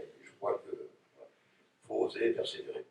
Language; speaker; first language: French; native; French